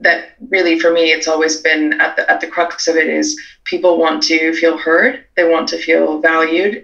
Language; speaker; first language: English; native; English